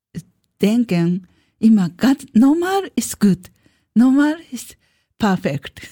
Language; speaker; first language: German; non-native, learner; Japanese